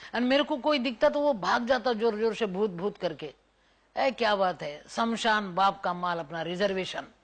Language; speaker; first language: Hindi; non-native, local second language; Marathi